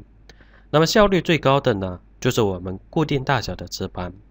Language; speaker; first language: Chinese; native; Chinese